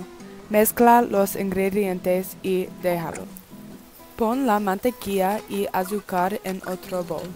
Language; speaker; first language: Spanish; non-native, learner; English